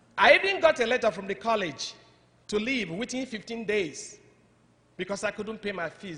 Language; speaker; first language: English; non-native, local second language; Igbo